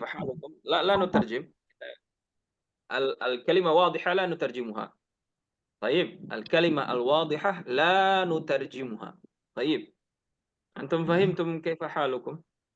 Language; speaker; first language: Arabic; non-native, fluent; Indonesian